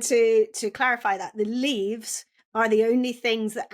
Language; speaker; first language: English; native; English